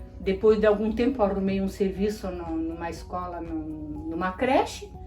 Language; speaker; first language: Portuguese; early bilingual, other home language; Polish